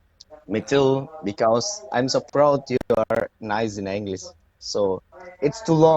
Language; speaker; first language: English; non-native, learner; Indonesian